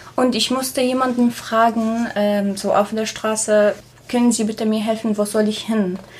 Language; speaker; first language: German; non-native, fluent; Arabic